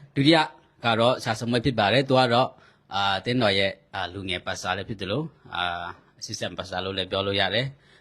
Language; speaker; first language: Burmese; non-native, local second language; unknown